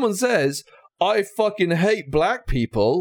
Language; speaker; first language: English; native; English